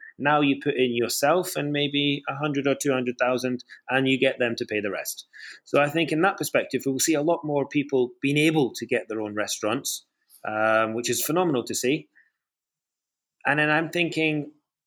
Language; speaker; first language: English; native; English